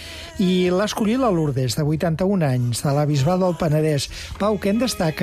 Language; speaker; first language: Catalan; native; Catalan